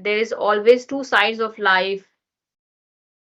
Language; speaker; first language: English; non-native, learner; Hindi